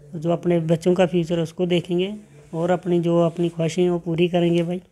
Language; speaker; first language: Hindi; native; Hindi